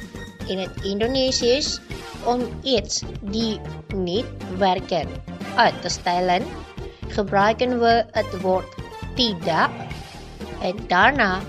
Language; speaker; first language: Dutch; non-native, learner; Indonesian